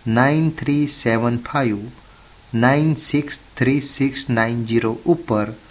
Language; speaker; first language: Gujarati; native; Gujarati